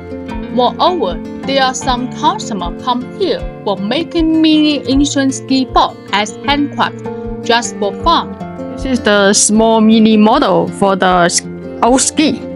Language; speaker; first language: English; non-native, learner; Chinese